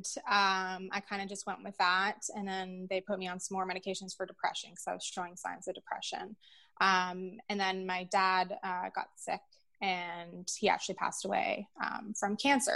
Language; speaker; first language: English; native; English